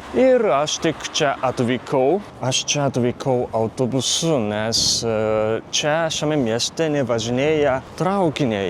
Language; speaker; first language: Lithuanian; non-native, fluent; Japanese